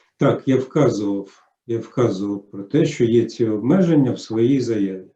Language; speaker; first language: Ukrainian; native; Ukrainian